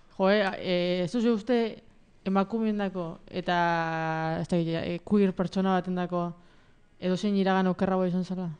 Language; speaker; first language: Basque; native; Basque